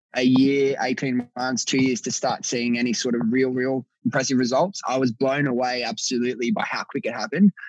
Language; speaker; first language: English; native; English